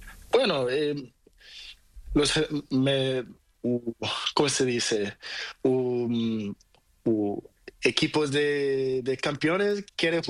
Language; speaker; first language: Spanish; non-native, learner; Portuguese